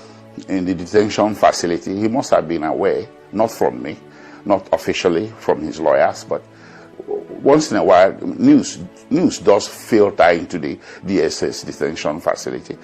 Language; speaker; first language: English; non-native, local second language; Igbo